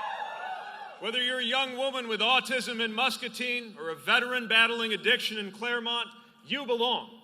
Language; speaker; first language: English; native; English